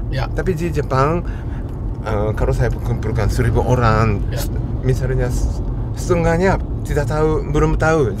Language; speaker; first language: Indonesian; non-native, fluent; Japanese